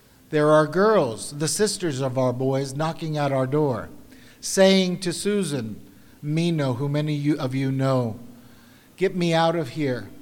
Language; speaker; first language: English; early bilingual, other home language; Spanish